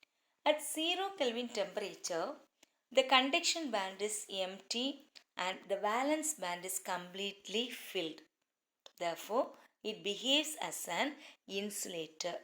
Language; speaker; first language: English; non-native, local second language; Tamil